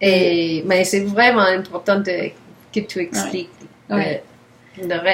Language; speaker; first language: French; non-native, learner; English